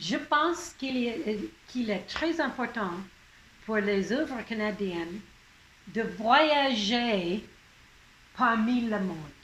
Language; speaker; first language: French; non-native, local second language; English